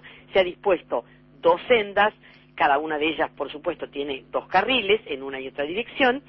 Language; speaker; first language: Spanish; native; Spanish